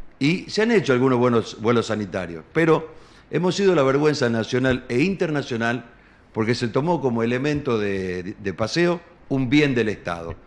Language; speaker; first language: Spanish; native; Spanish